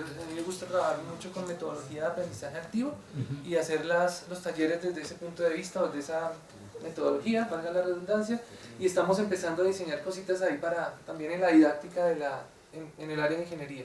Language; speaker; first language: Spanish; native; Spanish